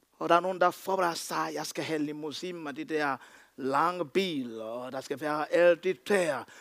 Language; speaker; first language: Danish; non-native, fluent; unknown